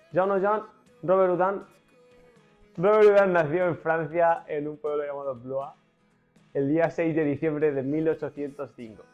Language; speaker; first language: Spanish; native; Spanish